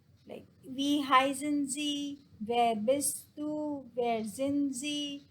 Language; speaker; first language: German; non-native, fluent; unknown